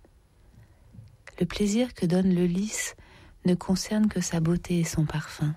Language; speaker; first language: French; native; French